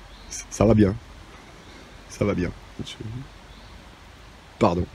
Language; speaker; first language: French; native; French